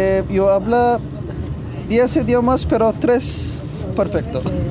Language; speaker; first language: Spanish; non-native, learner; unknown